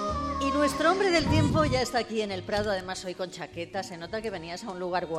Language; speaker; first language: Spanish; native; Spanish